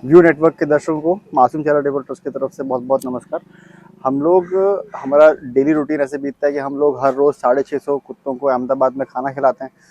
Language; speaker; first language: Hindi; non-native, local second language; Gujarati